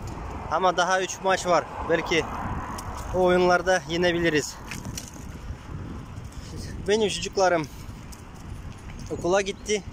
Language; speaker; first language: Turkish; non-native, learner; Russian